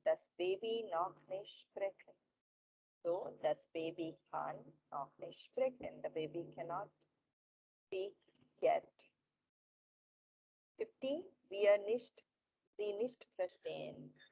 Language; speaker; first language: German; non-native, learner; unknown